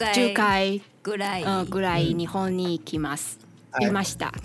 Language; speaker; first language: Japanese; non-native, learner; Chinese